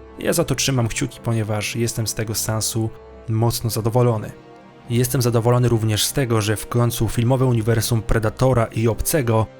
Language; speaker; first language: Polish; native; Polish